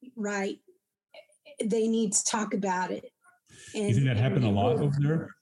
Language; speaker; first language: English; native; English